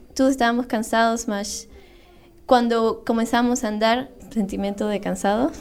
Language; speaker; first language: Portuguese; non-native, learner; Spanish